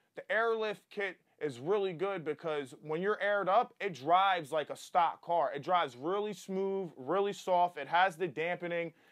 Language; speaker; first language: English; native; English